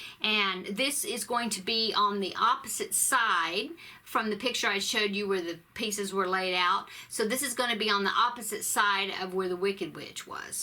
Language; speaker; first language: English; native; English